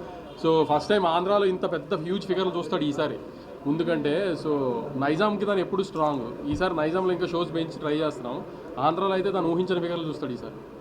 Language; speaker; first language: Telugu; native; Telugu